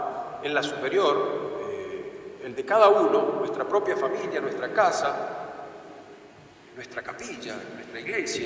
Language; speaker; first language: Spanish; native; Spanish